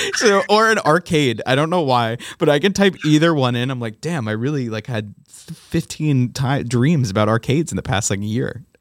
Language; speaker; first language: English; native; English